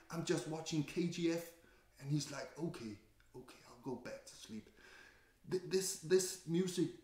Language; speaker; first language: English; non-native, fluent; Danish